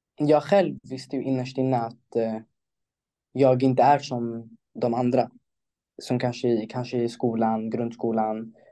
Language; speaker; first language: Swedish; early bilingual, other home language; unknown